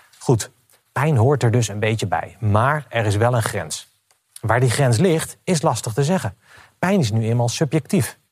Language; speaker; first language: Dutch; native; Dutch